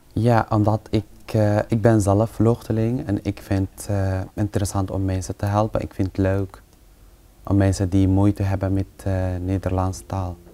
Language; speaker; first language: Dutch; non-native, fluent; Arabic